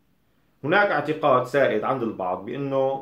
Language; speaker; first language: Arabic; native; Arabic